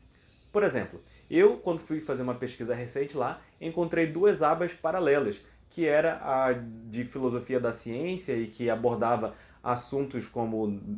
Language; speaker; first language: Portuguese; native; Portuguese